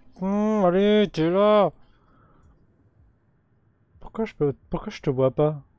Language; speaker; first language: French; native; French